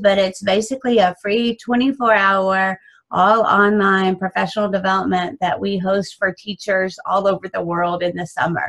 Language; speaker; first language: English; native; English